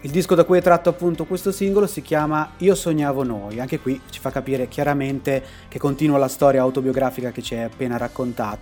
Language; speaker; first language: Italian; native; Italian